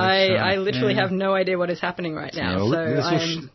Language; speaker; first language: English; native; English